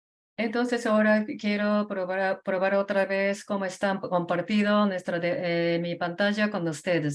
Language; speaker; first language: Spanish; non-native, fluent; Japanese